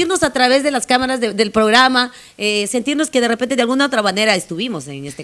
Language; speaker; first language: Spanish; native; Spanish